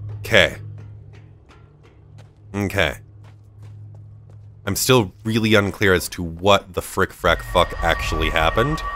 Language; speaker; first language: English; native; English